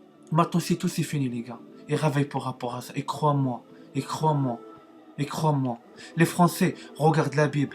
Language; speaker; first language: French; non-native, learner; Arabic